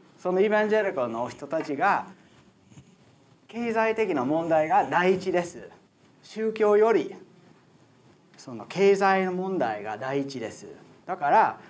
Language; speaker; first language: Japanese; non-native, fluent; English